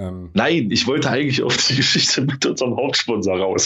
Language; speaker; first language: German; native; German